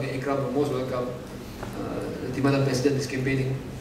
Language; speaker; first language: English; non-native, local second language; Malay